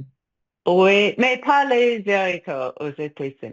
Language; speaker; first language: French; non-native, fluent; English